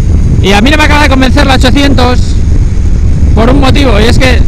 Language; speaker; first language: Spanish; native; Spanish